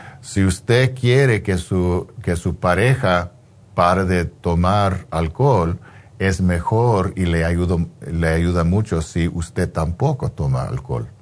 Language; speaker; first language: Spanish; non-native, fluent; English